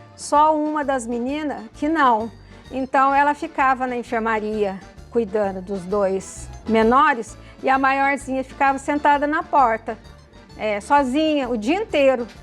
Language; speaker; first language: Portuguese; early bilingual, other home language; Italian